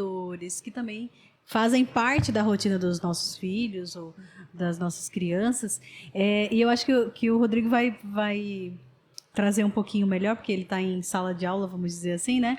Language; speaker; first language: Portuguese; native; Portuguese